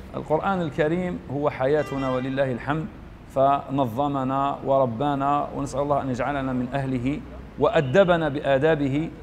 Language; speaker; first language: Arabic; native; Arabic